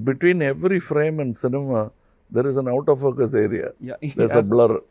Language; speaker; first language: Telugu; non-native, local second language; Tamil